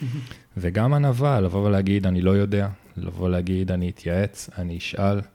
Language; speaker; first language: Hebrew; native; Hebrew